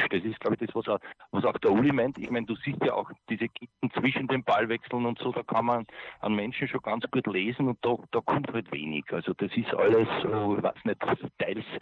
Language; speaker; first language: German; native; German